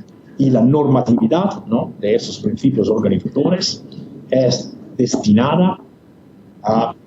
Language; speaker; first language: Spanish; non-native, fluent; Italian